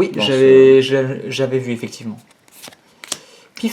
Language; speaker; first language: French; native; French